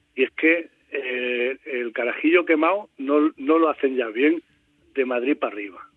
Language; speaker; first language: Spanish; native; Spanish